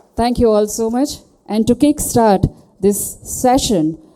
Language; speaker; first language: English; non-native, local second language; Gujarati